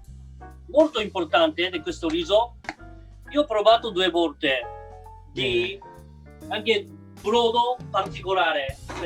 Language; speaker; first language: Italian; non-native, learner; Japanese